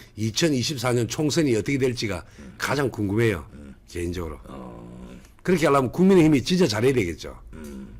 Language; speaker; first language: Korean; native; Korean